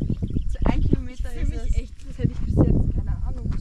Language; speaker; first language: German; native; German